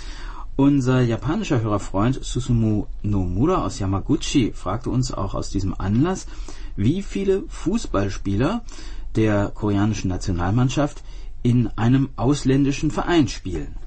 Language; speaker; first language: German; native; German